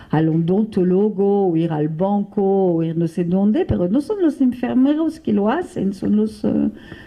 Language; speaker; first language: Spanish; non-native, fluent; French